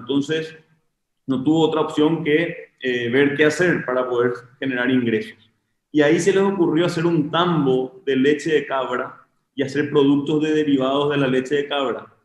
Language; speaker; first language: Spanish; native; Spanish